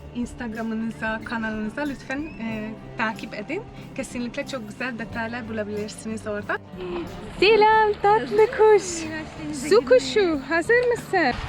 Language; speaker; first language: Turkish; non-native, fluent; Hungarian